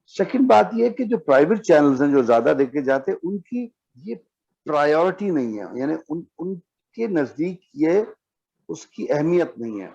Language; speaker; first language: Urdu; non-native, local second language; Punjabi